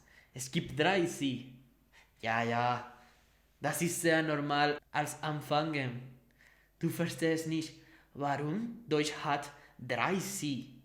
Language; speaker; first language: German; non-native, learner; Spanish